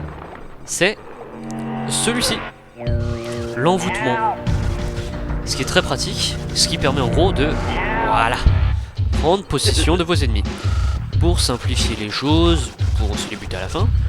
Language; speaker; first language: French; native; French